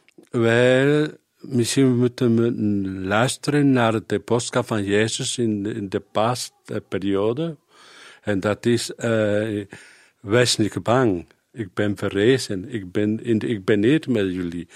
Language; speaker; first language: Dutch; non-native, learner; Spanish